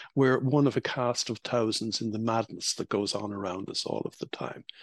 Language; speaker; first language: English; native; English